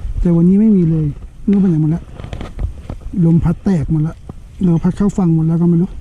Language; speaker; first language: Thai; non-native, local second language; Northeastern Thai